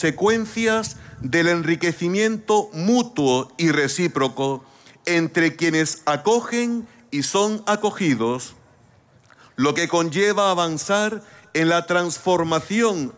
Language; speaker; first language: Spanish; native; Spanish